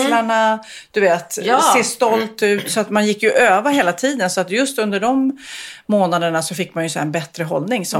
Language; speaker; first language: Swedish; native; Swedish